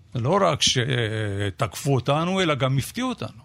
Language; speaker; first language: Hebrew; non-native, fluent; Romanian